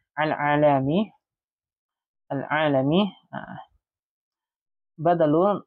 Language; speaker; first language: Arabic; non-native, fluent; Indonesian